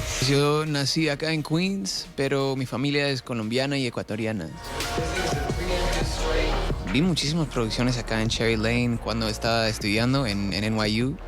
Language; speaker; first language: Spanish; early bilingual, heritage; Spanish